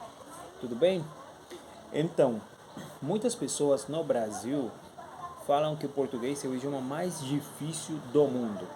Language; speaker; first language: Portuguese; non-native, fluent; Spanish